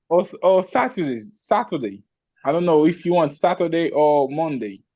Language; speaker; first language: English; non-native, learner; Spanish